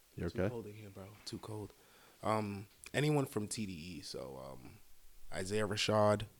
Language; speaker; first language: English; early bilingual, other home language; French